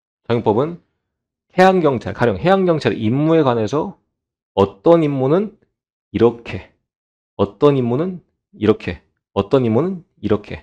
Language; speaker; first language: Korean; native; Korean